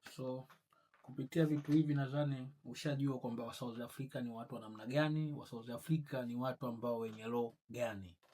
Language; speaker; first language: Swahili; native; Swahili